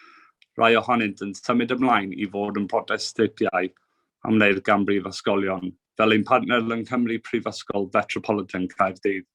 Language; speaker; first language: Welsh; non-native, local second language; English